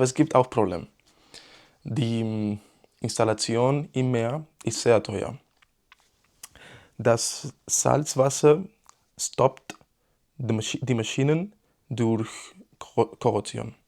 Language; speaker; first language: German; non-native, learner; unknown